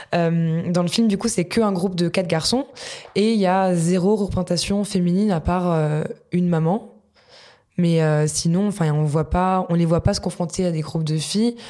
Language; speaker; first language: French; native; French